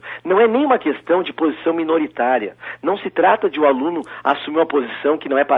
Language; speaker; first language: Portuguese; native; Portuguese